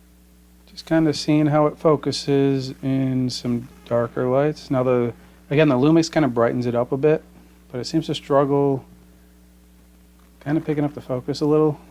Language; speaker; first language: English; native; English